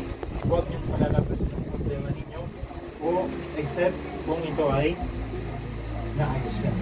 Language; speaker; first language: Filipino; non-native, local second language; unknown